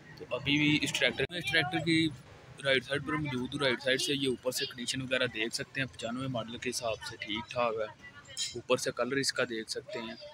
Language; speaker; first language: Urdu; non-native, local second language; Punjabi